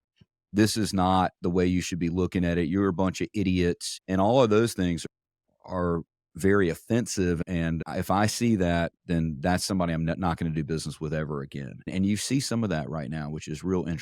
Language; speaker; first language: English; native; English